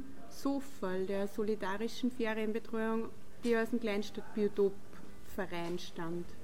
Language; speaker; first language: German; native; German